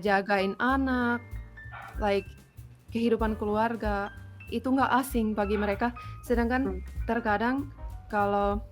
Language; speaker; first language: Indonesian; non-native, fluent; Finnish